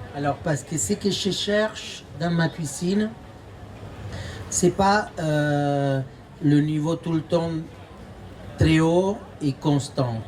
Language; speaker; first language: French; non-native, fluent; Spanish